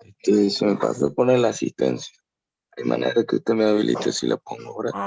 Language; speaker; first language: Spanish; native; Spanish